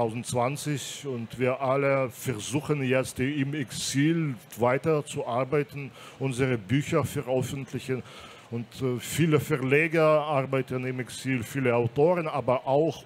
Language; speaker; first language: German; non-native, fluent; Belarusian